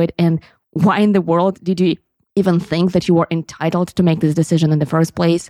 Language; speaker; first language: English; non-native, fluent; Russian